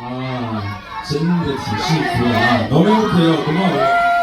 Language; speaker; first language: Korean; non-native, fluent; Chinese